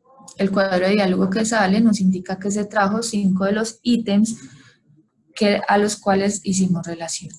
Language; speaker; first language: Spanish; native; Spanish